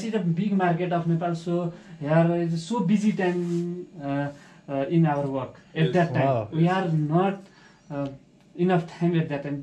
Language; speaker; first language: English; non-native, learner; Nepali